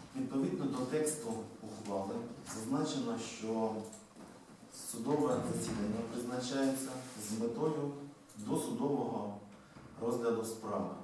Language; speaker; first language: Ukrainian; native; Ukrainian